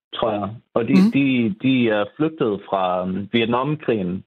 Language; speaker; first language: Danish; non-native, fluent; English